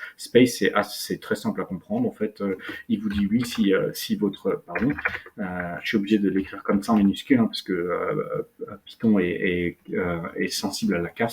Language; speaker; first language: French; native; French